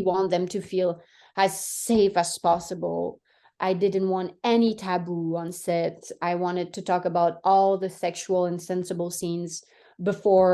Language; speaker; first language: English; non-native, fluent; French